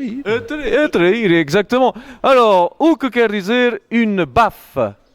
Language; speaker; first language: French; non-native, fluent; Portuguese